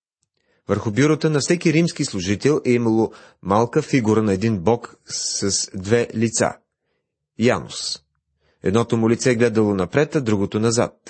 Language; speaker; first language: Bulgarian; native; Bulgarian